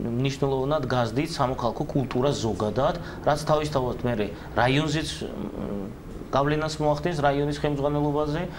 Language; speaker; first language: Georgian; native; Georgian